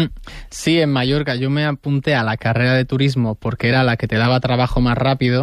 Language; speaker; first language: Spanish; native; Spanish